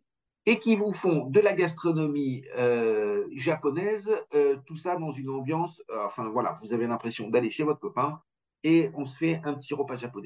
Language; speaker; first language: French; native; French